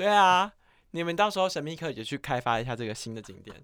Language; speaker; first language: Chinese; native; Chinese